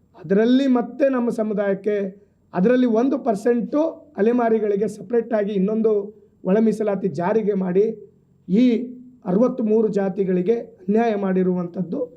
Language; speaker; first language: Kannada; non-native, local second language; Lambadi